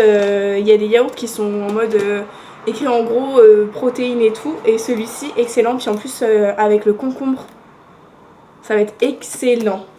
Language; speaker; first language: French; native; French